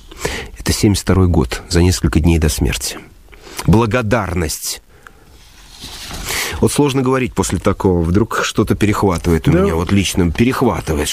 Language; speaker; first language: Russian; native; Russian